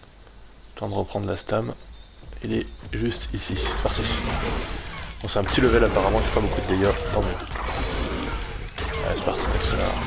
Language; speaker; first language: French; native; French